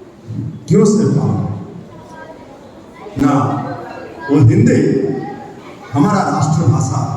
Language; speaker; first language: Hindi; non-native, local second language; Odia